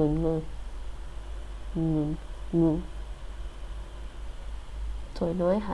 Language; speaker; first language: Vietnamese; non-native, learner; English